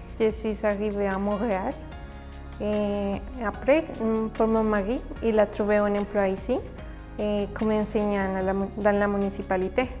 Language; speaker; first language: French; non-native, learner; Spanish